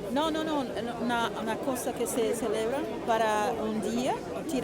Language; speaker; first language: Spanish; non-native, learner; Portuguese